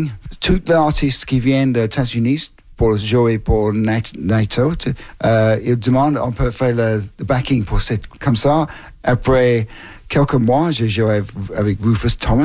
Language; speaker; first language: French; non-native, learner; English